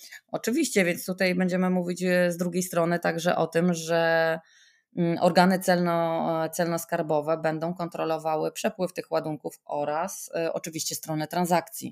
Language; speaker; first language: Polish; native; Polish